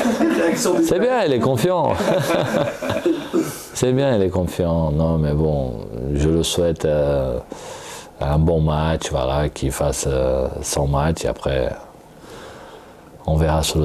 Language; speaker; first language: French; non-native, fluent; Portuguese